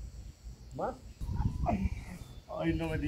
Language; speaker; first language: Spanish; non-native, learner; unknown